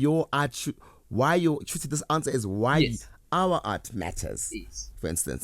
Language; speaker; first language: English; non-native, local second language; Zulu